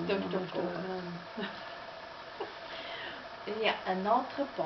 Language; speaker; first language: French; non-native, learner; Czech